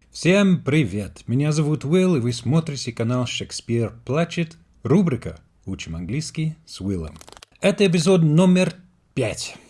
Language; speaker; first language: Russian; non-native, fluent; English